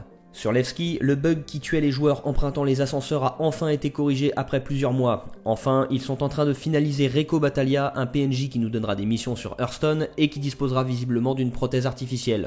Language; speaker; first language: French; native; French